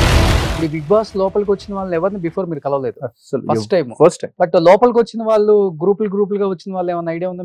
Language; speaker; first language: Telugu; native; Telugu